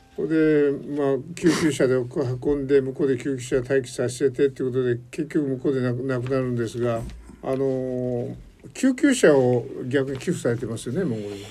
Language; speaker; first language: Japanese; native; Japanese